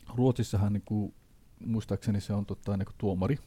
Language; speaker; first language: Finnish; non-native, fluent; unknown